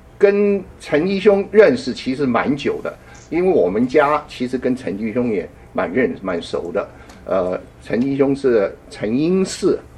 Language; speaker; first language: Chinese; early bilingual, heritage; Japanese